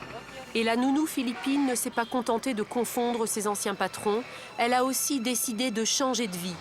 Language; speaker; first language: French; native; French